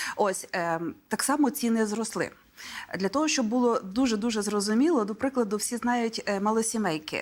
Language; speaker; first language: Ukrainian; native; Ukrainian